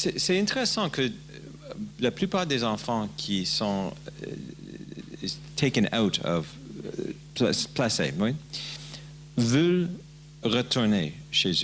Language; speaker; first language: French; non-native, learner; English